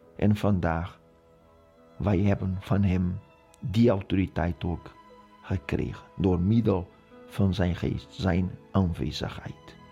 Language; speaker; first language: Dutch; non-native, fluent; Portuguese